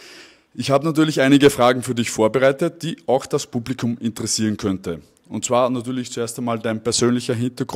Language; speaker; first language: German; native; German